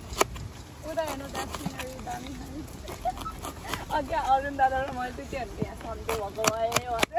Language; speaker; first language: English; non-native, learner; Chinese